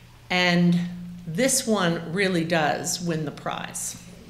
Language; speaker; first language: English; native; English